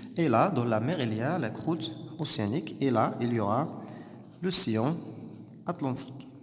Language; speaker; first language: French; non-native, local second language; Arabic